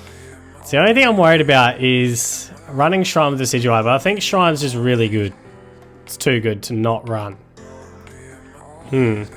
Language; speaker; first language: English; native; English